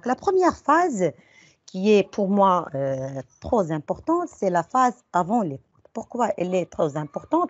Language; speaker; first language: French; non-native, local second language; Arabic